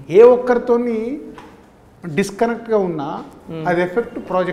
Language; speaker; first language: Telugu; native; Telugu